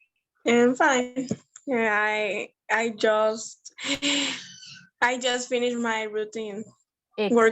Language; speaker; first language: English; non-native, learner; Spanish